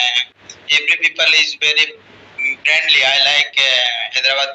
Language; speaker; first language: English; non-native, learner; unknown